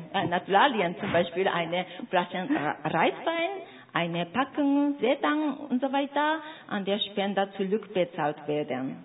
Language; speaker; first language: German; non-native, fluent; Japanese